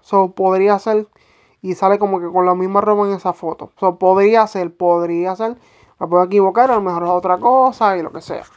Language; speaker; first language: Spanish; native; Spanish